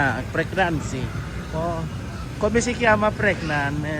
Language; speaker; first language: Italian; non-native, learner; Indonesian